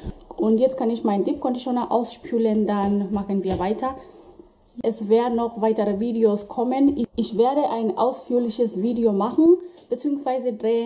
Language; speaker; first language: German; non-native, fluent; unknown